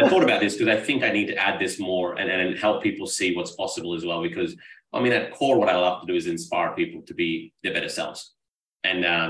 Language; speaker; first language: English; non-native, local second language; Urdu